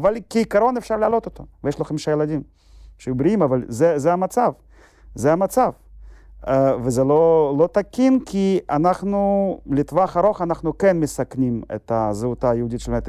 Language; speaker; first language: Hebrew; non-native, fluent; Russian